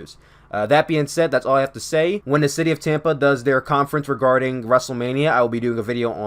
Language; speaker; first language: English; native; English